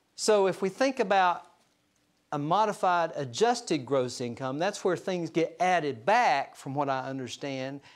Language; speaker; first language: English; native; English